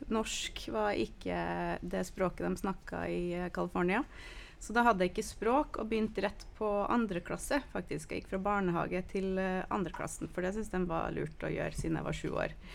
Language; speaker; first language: Norwegian; early bilingual, heritage; Norwegian